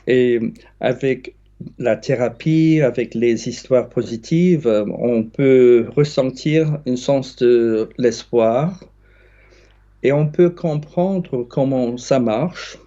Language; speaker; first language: French; non-native, fluent; English